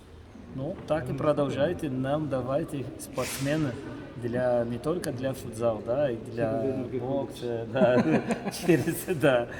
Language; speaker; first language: Russian; non-native, fluent; Portuguese